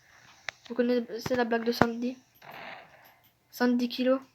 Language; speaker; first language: French; native; French